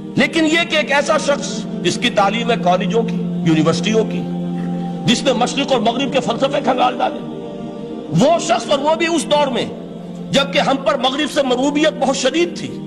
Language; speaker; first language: Urdu; native; Urdu